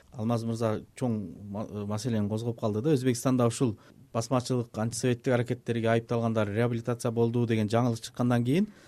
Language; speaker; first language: Kyrgyz; native; Kyrgyz